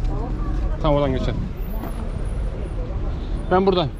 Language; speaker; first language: Turkish; native; Turkish